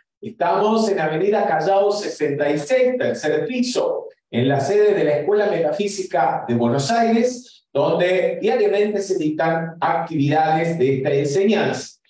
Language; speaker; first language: Spanish; native; Spanish